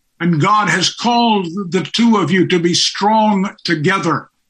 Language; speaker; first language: English; native; English